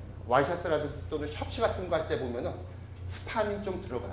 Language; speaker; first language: Korean; native; Korean